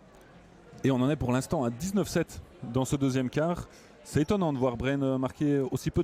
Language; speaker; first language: French; native; French